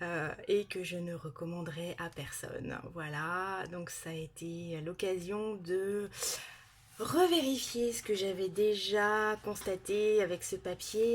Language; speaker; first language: French; native; French